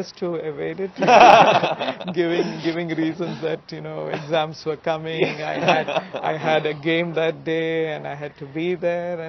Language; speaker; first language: English; non-native, local second language; Malayalam